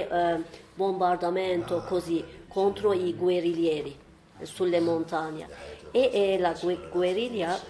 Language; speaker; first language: Italian; non-native, learner; Turkish